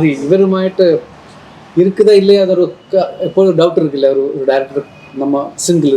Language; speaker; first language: Tamil; non-native, learner; Malayalam